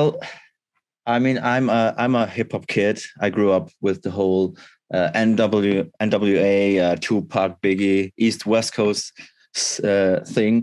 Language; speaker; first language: English; non-native, fluent; Swiss German